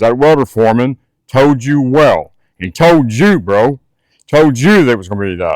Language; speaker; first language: English; native; English